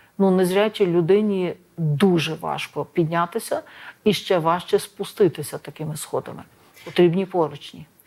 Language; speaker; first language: Ukrainian; native; Ukrainian